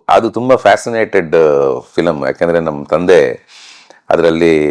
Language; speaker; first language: Kannada; native; Kannada